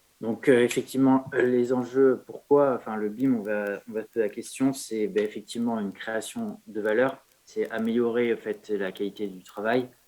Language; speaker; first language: French; native; French